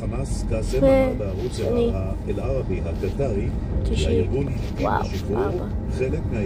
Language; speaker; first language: Hebrew; native; Hebrew